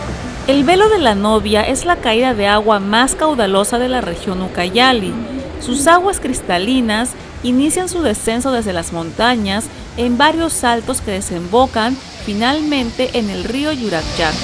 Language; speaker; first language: Spanish; native; Spanish